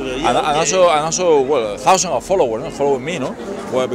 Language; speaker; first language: English; non-native, learner; Spanish